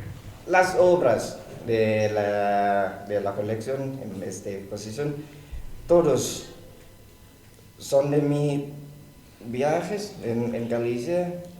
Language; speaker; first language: Spanish; non-native, learner; Thai